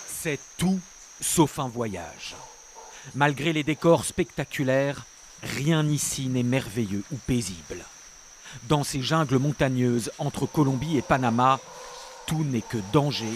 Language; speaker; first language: French; native; French